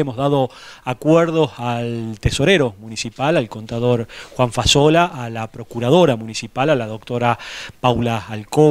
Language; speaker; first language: Spanish; native; Spanish